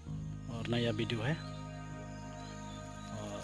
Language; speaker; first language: Hindi; non-native, learner; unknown